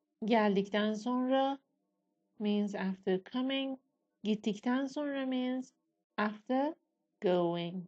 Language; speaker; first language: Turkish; non-native, fluent; Persian